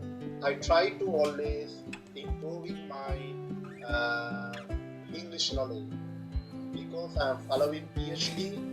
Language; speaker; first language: English; non-native, learner; Sinhala